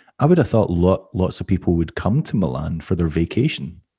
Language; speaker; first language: English; native; English